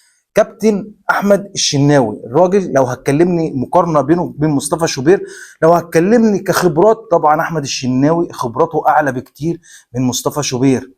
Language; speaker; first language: Arabic; native; Arabic